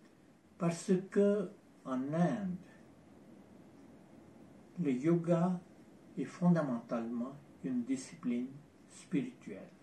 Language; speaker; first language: French; non-native, fluent; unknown